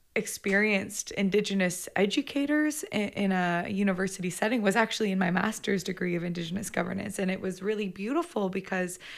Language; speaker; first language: English; native; English